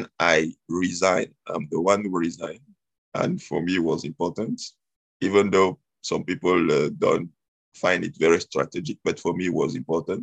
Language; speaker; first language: English; non-native, local second language; French